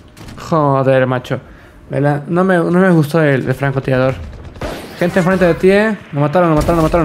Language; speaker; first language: Spanish; native; Spanish